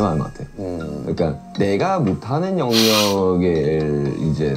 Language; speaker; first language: Korean; native; Korean